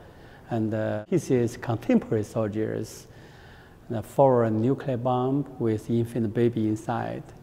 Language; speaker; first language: English; non-native, learner; Chinese